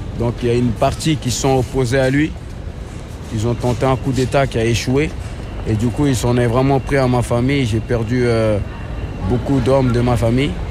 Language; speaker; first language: French; early bilingual, other home language; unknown